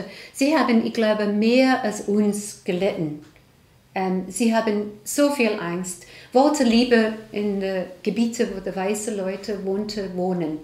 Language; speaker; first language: German; non-native, learner; English